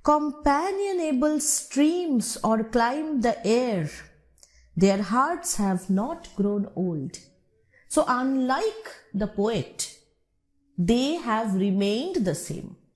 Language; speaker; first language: English; non-native, local second language; Bangla